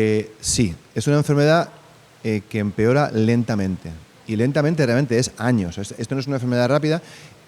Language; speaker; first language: Spanish; native; Spanish